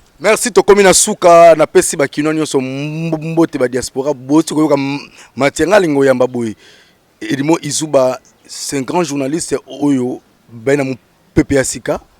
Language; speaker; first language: Lingala; native; Lingala